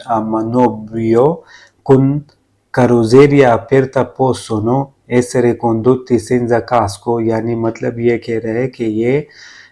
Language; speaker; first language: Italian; non-native, learner; Urdu